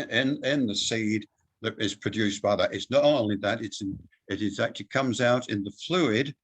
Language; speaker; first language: English; native; English